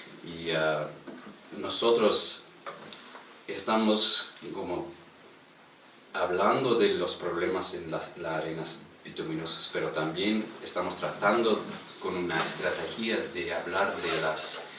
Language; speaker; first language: Spanish; non-native, fluent; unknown